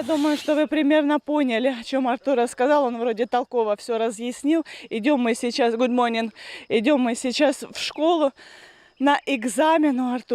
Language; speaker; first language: Russian; native; Russian